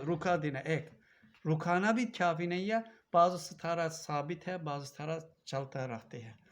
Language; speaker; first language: Urdu; non-native, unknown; Turkish